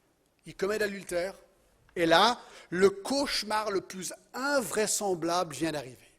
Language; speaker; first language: French; non-native, fluent; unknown